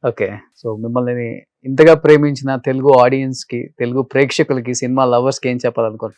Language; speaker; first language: Telugu; native; Telugu